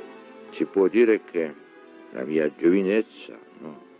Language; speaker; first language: Italian; non-native, fluent; Polish